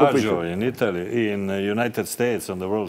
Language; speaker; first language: English; non-native, learner; Macedonian